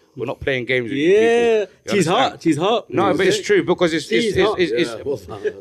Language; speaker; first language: English; native; English